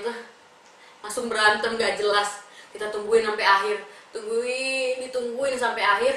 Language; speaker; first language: Indonesian; native; Indonesian